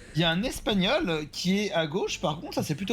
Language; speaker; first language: French; native; French